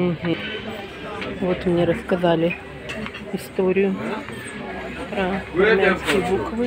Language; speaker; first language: Russian; native; Russian